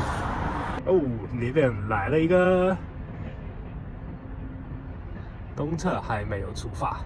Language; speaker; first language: Chinese; non-native, fluent; German